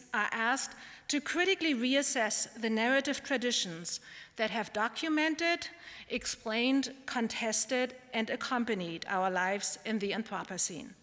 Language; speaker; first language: English; non-native, fluent; German